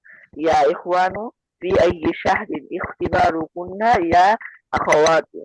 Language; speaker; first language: Arabic; non-native, learner; Bangla